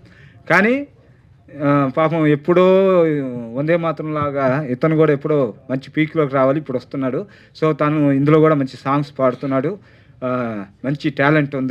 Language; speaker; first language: Telugu; native; Telugu